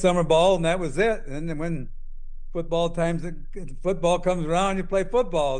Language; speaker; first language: English; native; English